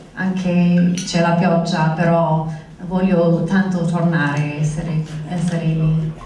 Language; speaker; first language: Italian; non-native, fluent; English